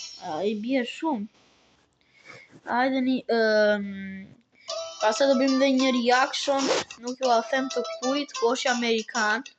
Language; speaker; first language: Albanian; early bilingual, heritage; Albanian